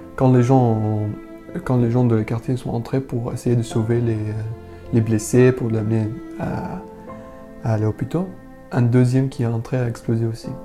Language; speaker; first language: French; non-native, learner; Arabic